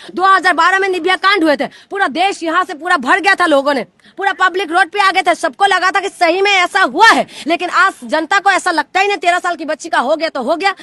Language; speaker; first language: Hindi; non-native, local second language; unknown